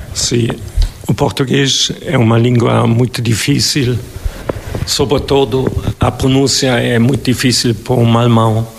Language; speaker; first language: Portuguese; non-native, fluent; German